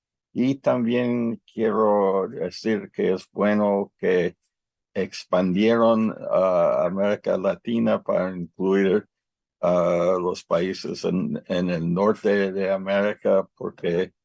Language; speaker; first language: Spanish; non-native, learner; English